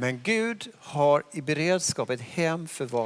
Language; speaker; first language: Swedish; native; Swedish